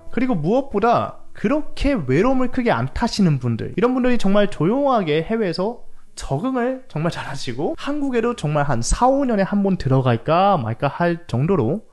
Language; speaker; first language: Korean; native; Korean